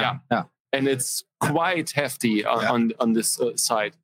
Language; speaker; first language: English; non-native, fluent; German